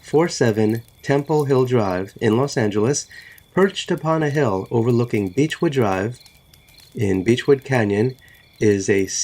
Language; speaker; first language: English; native; English